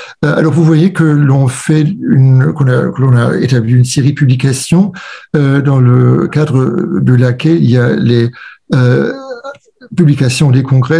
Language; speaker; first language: French; non-native, fluent; German